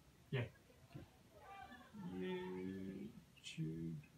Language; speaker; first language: English; native; English